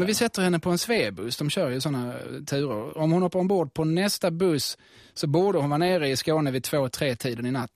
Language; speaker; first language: Swedish; native; Swedish